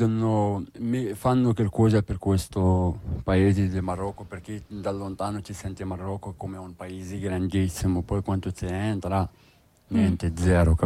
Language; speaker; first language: Italian; non-native, learner; Arabic